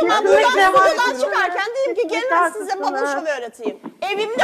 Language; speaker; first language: Turkish; native; Turkish